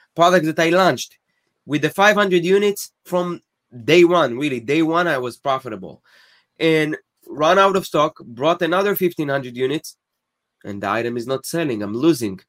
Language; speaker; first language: English; non-native, fluent; Hebrew